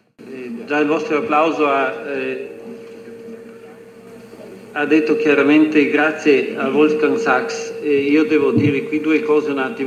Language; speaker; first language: Italian; native; Italian